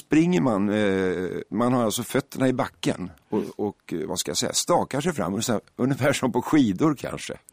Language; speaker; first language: Swedish; native; Swedish